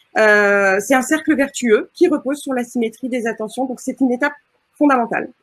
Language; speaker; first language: French; native; French